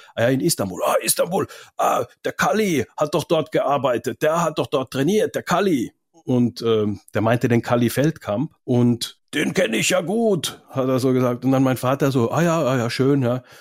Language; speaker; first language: German; non-native, fluent; Finnish